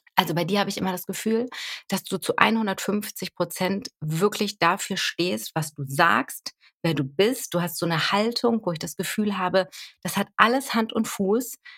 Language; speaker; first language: German; native; German